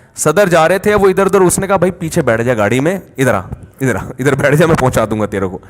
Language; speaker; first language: Urdu; native; Urdu